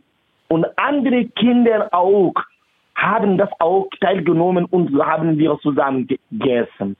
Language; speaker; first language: German; non-native, fluent; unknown